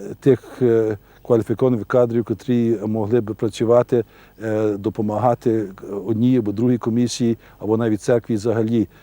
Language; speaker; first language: Ukrainian; early bilingual, heritage; Ukrainian